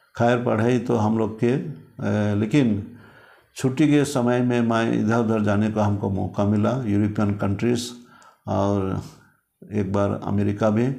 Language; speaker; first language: Hindi; non-native, local second language; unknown